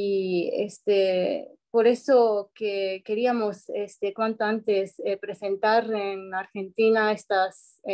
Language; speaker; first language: Spanish; non-native, fluent; Japanese